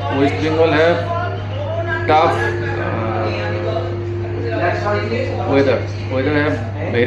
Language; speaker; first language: English; non-native, learner; Bangla